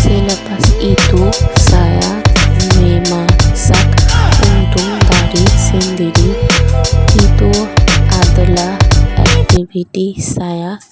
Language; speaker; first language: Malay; non-native, learner; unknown